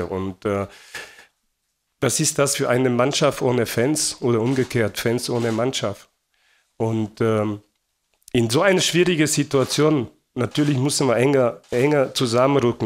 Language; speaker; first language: German; non-native, fluent; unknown